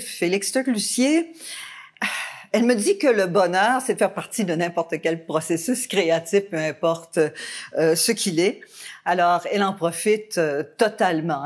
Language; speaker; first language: French; native; French